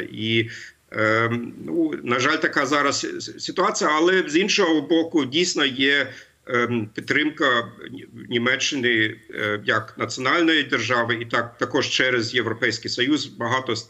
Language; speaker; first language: Ukrainian; non-native, fluent; German